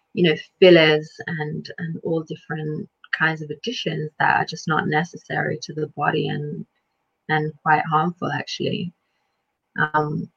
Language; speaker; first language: English; early bilingual, other home language; Lithuanian